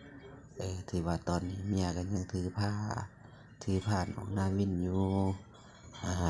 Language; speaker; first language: Thai; non-native, local second language; Lao